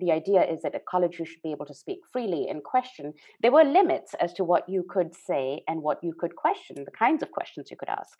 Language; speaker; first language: English; non-native, local second language; Urdu